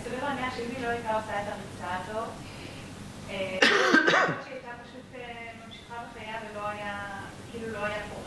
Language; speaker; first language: Hebrew; native; Hebrew